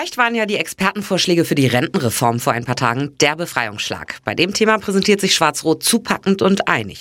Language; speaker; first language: German; native; German